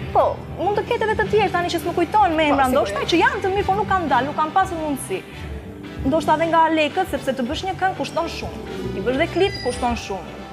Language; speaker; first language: Albanian; native; Albanian